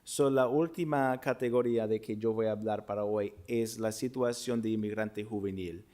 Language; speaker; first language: Spanish; non-native, fluent; English